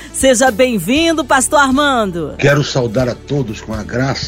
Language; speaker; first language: Portuguese; native; Portuguese